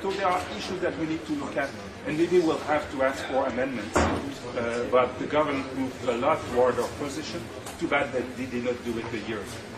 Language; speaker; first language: English; non-native, fluent; French